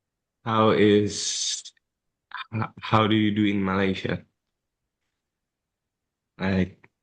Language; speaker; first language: English; non-native, learner; Indonesian